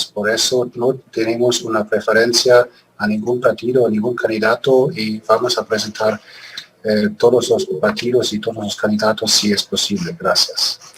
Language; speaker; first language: Spanish; non-native, fluent; German